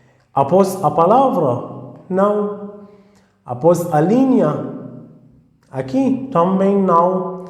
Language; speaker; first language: Portuguese; non-native, fluent; Arabic